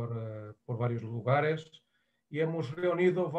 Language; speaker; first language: Spanish; non-native, fluent; Portuguese